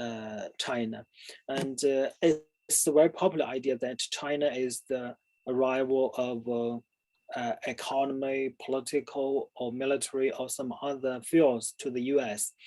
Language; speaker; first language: English; non-native, fluent; Chinese